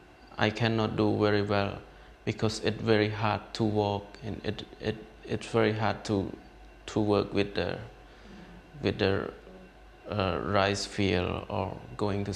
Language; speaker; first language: English; non-native, learner; Khmer